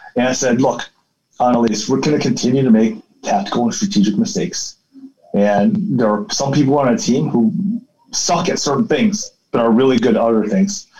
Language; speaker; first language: English; early bilingual, other home language; Chinese